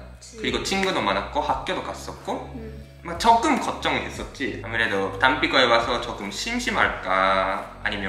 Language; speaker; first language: Korean; non-native, fluent; Japanese